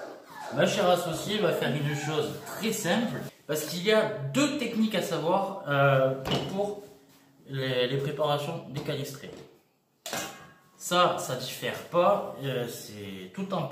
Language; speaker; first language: French; native; French